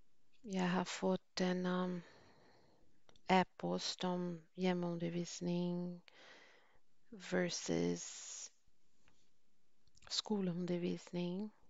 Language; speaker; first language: Norwegian; non-native, fluent; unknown